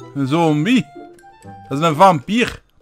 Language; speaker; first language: Dutch; native; Dutch